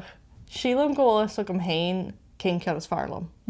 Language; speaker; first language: Irish; non-native, local second language; English